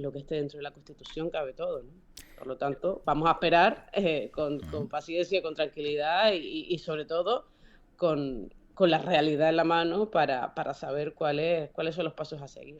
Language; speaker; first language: Spanish; native; Spanish